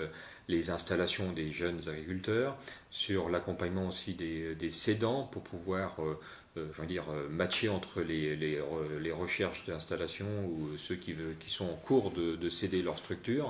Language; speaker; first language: French; native; French